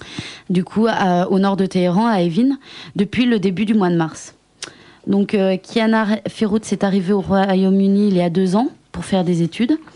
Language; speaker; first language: French; native; French